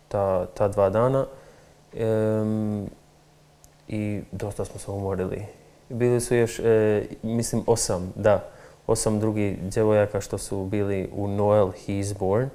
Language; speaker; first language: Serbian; non-native, local second language; Albanian